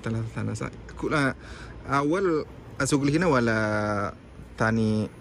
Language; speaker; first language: Arabic; non-native, learner; Indonesian